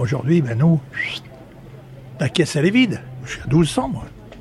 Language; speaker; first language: French; native; French